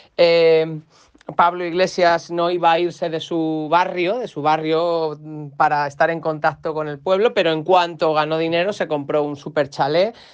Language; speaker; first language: Spanish; native; Spanish